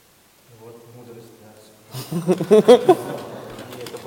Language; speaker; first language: Russian; native; Russian